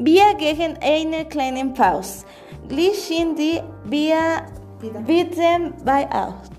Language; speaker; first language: German; non-native, learner; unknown